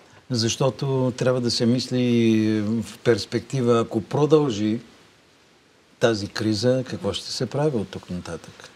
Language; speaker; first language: Bulgarian; native; Bulgarian